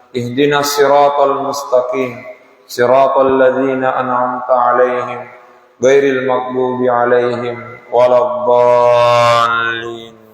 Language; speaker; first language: Malay; non-native, local second language; Buginese